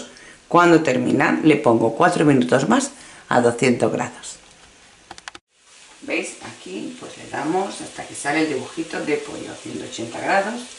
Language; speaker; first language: Spanish; native; Spanish